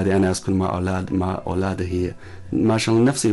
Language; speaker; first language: Arabic; non-native, learner; Chinese